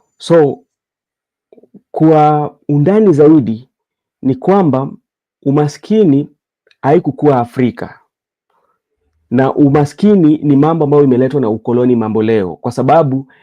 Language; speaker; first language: Swahili; non-native, local second language; Luo (Kenya and Tanzania)